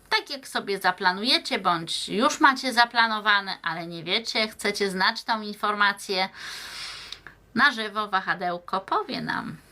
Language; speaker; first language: Polish; native; Polish